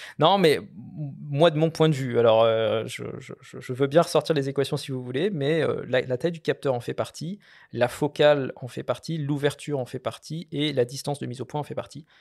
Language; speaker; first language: French; native; French